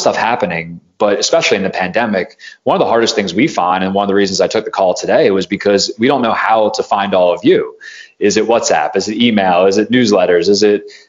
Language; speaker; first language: English; native; English